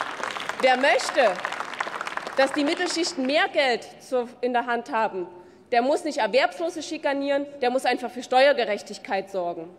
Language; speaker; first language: German; native; German